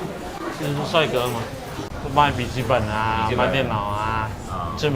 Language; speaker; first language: Chinese; native; Chinese